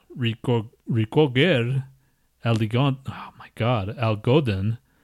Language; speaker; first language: Spanish; non-native, learner; English